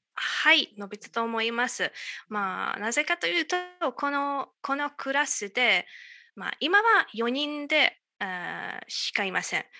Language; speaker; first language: Japanese; non-native, fluent; Hungarian